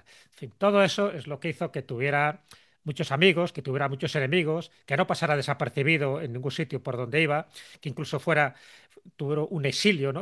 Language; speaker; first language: Spanish; native; Spanish